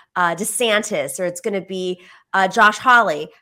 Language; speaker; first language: English; early bilingual, other home language; Greek